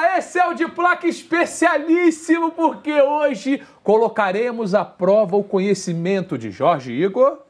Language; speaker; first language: Portuguese; native; Portuguese